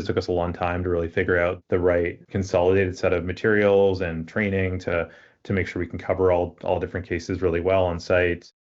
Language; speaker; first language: English; native; English